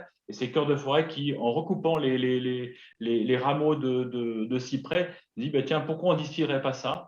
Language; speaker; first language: French; native; French